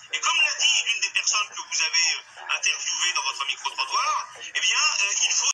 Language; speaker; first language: French; native; French